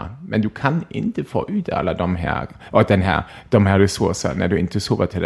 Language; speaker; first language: Swedish; non-native, fluent; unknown